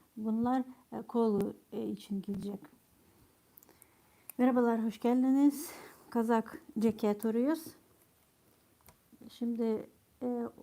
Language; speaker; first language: Turkish; non-native, fluent; Ukrainian